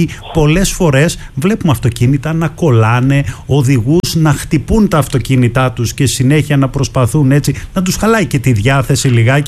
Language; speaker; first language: Greek; native; Greek